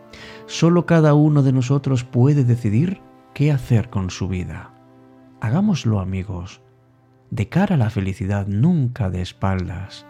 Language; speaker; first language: Spanish; native; Spanish